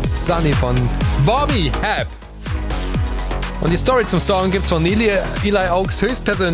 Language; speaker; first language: German; native; German